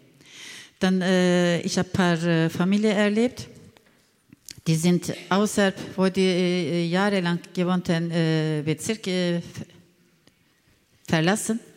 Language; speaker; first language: German; non-native, learner; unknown